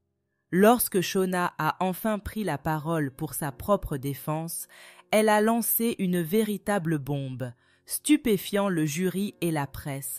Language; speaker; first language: French; native; French